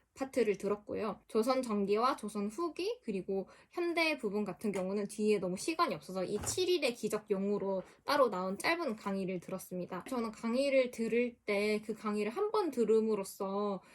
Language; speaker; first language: Korean; native; Korean